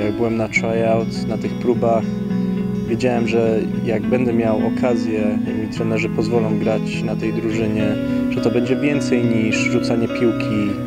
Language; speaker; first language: Polish; early bilingual, heritage; Polish